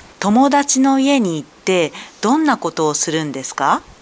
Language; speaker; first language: Japanese; native; Japanese